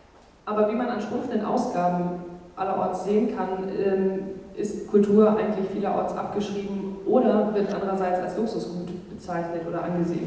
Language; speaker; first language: German; native; German